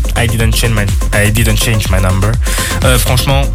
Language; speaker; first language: French; non-native, fluent; Portuguese